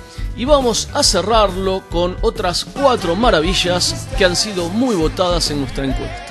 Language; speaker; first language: Spanish; native; Spanish